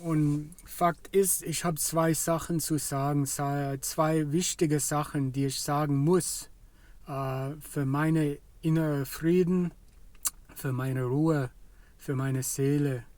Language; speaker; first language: German; non-native, fluent; English